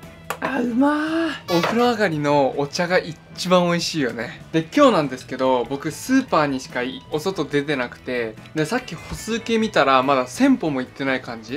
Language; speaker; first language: Japanese; native; Japanese